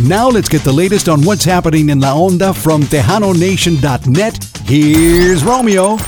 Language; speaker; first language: English; early bilingual, other home language; Spanish